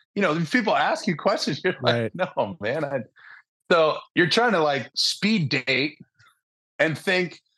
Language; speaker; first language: English; early bilingual, other home language; Spanish